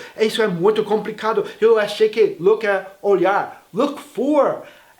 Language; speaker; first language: Portuguese; non-native, fluent; English